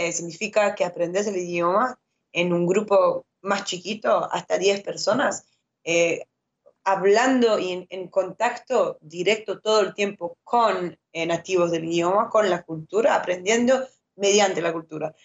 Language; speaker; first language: Spanish; non-native, fluent; French